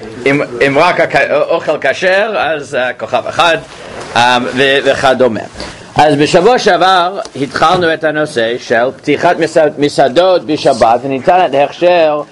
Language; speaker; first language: Hebrew; non-native, fluent; English